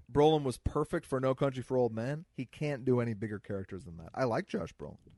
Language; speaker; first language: English; native; English